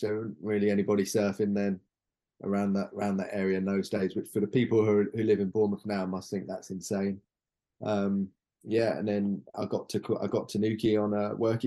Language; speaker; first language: English; native; English